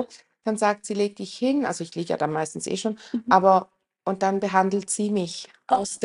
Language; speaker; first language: German; native; German